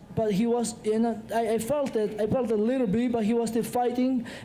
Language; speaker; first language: English; non-native, learner; Georgian